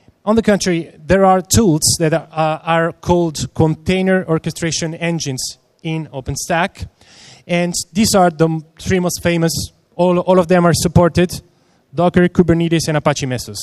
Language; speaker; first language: English; non-native, fluent; Italian